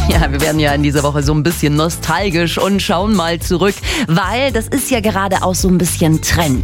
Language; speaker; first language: German; native; German